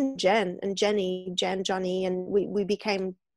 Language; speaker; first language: English; non-native, fluent; French